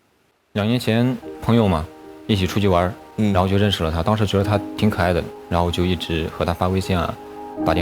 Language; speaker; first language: Chinese; native; Chinese